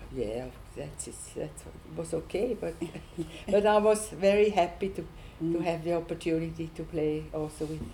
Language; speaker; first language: English; non-native, learner; Swiss German